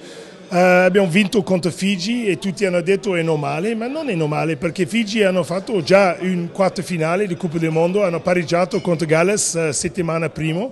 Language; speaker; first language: Italian; non-native, learner; English